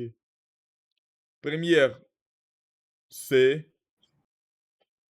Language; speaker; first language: French; non-native, learner; Russian